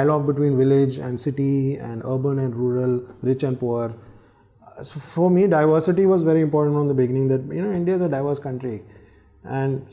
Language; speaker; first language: English; non-native, local second language; Hindi